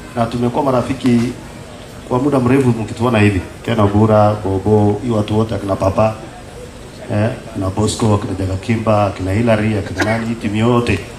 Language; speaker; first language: Swahili; non-native, local second language; Kalenjin